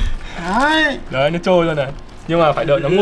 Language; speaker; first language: Vietnamese; native; Vietnamese